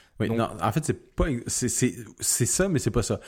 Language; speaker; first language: French; native; French